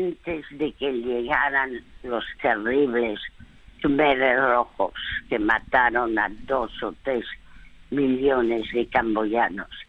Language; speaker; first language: Spanish; early bilingual, other home language; French